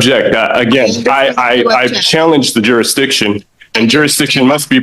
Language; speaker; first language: English; native; English